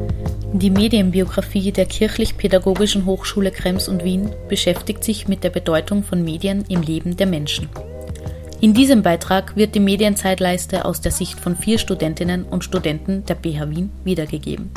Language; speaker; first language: German; native; German